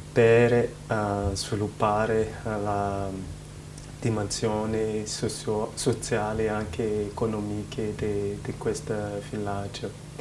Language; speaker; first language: Italian; non-native, learner; Malagasy